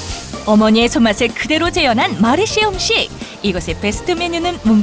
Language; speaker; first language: Korean; native; Korean